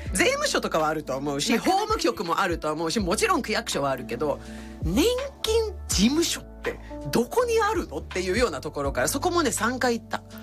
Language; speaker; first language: Japanese; non-native, fluent; Swedish